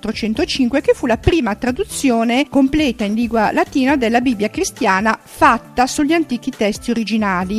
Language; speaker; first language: Italian; native; Italian